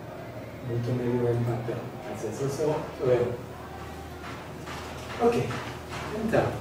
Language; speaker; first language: Portuguese; non-native, learner; English